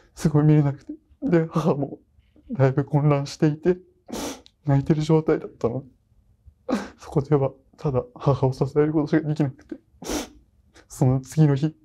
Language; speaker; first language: Japanese; native; Japanese